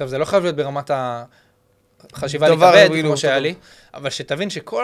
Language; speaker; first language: Hebrew; native; Hebrew